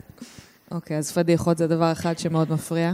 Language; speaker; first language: Hebrew; native; Hebrew